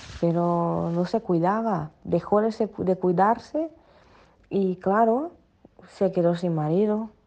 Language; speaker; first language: Spanish; non-native, fluent; Portuguese